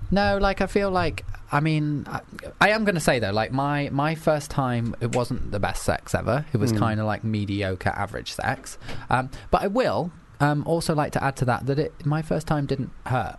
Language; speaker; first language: English; native; English